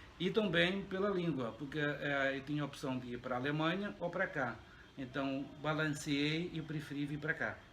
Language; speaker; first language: Portuguese; native; Portuguese